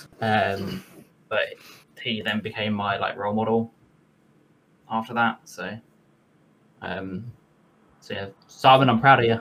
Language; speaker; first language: English; native; English